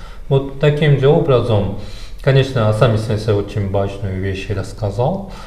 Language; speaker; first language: Russian; non-native, fluent; Japanese